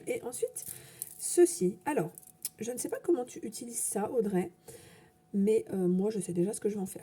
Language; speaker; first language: French; native; French